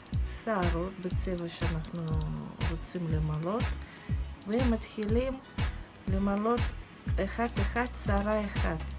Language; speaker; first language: Hebrew; non-native, fluent; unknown